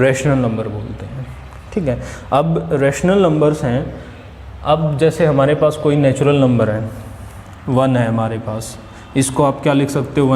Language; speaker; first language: Hindi; native; Hindi